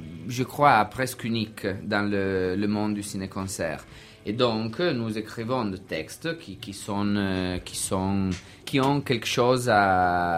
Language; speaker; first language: French; non-native, learner; Italian